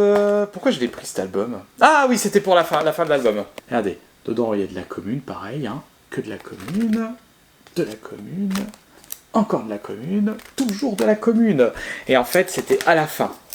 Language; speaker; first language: French; native; French